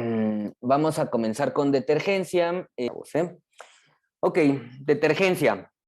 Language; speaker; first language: Spanish; native; Spanish